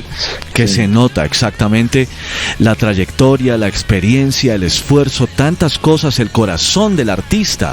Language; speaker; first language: Spanish; native; Spanish